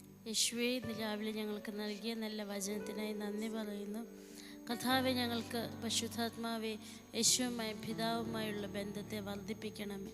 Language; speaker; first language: Malayalam; native; Malayalam